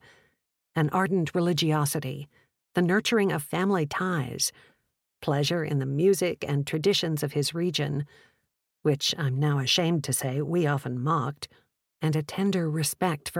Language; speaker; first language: English; early bilingual, other home language; Czech